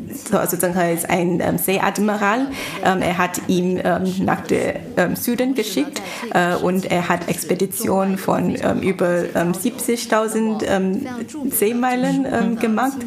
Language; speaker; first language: German; non-native, fluent; Chinese